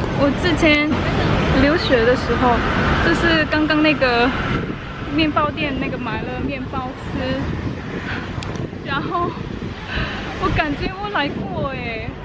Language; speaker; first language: Chinese; non-native, fluent; Korean